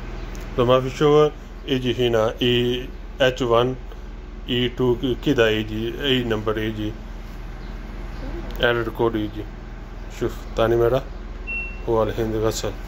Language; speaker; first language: Arabic; non-native, learner; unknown